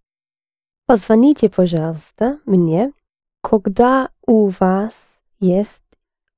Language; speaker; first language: Russian; non-native, learner; English